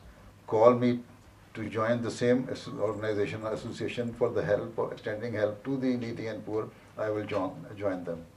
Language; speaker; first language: English; non-native, local second language; Urdu